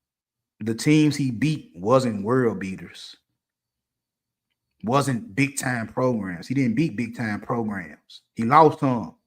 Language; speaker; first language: English; native; English